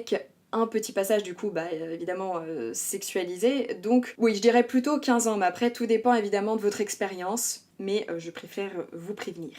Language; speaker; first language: French; native; French